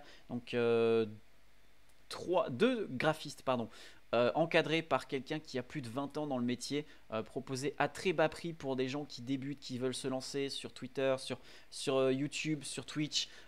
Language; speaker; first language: French; native; French